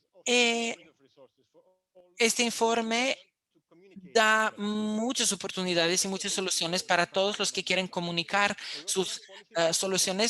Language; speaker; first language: Spanish; non-native, fluent; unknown